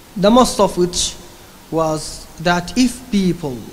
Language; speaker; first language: English; non-native, fluent; Arabic